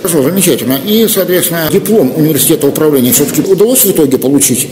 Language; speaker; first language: Russian; native; Russian